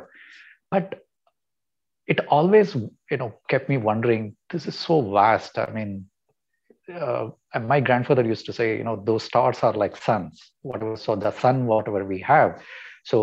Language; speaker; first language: English; non-native, local second language; Kannada